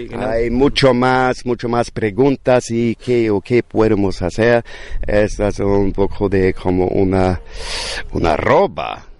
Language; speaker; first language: Spanish; non-native, learner; German